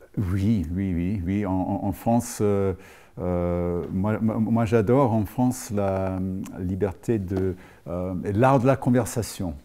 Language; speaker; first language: French; non-native, fluent; English